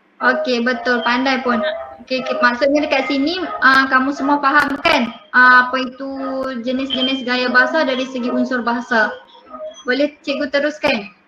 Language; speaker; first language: Malay; native; Malay